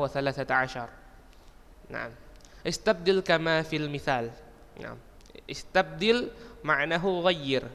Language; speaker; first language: Arabic; non-native, fluent; Indonesian